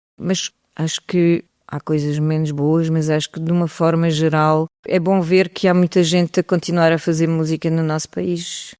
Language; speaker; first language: Portuguese; early bilingual, heritage; French